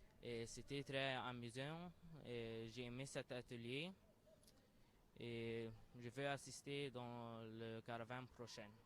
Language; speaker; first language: French; non-native, learner; Arabic